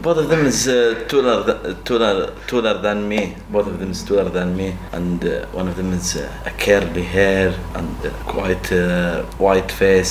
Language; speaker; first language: English; non-native, learner; Arabic